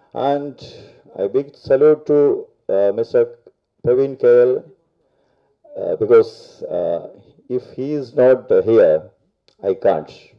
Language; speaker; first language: English; non-native, local second language; Malayalam